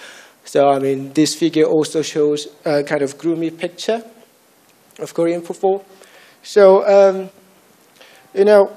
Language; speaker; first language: English; non-native, fluent; Korean